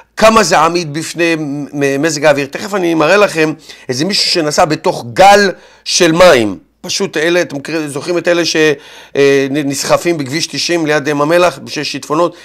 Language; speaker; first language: Hebrew; native; Hebrew